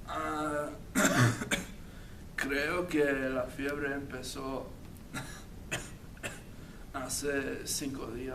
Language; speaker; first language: Spanish; non-native, learner; English